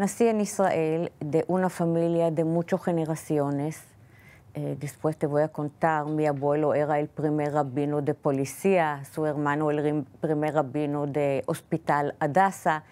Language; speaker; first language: Spanish; non-native, fluent; Hebrew